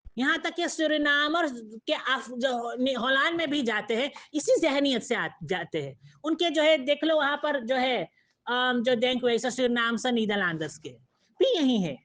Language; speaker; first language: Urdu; non-native, fluent; Caribbean Hindustani